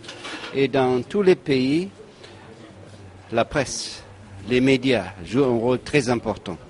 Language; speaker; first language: French; non-native, fluent; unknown